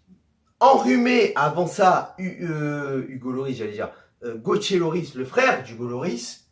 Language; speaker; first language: French; native; French